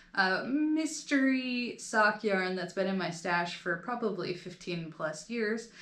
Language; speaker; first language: English; native; English